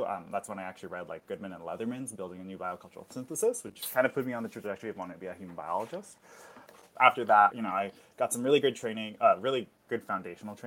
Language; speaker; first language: English; native; English